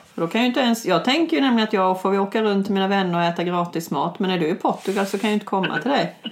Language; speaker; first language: Swedish; native; Swedish